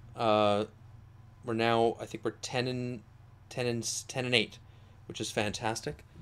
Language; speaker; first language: English; native; English